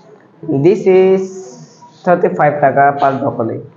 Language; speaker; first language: English; non-native, learner; Bangla